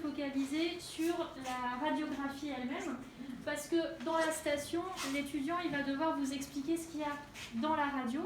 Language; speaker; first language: French; native; French